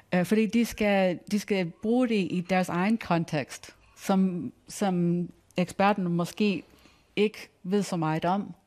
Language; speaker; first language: Danish; non-native, fluent; English